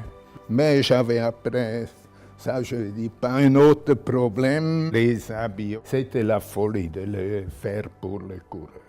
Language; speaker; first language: French; non-native, local second language; German